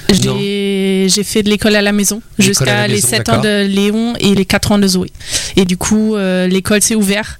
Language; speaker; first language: French; non-native, fluent; German